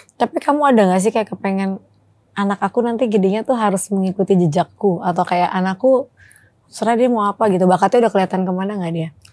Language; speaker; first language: Indonesian; native; Indonesian